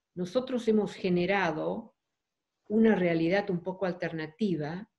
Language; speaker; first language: Spanish; non-native, fluent; Dutch